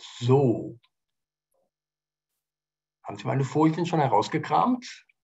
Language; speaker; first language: German; native; German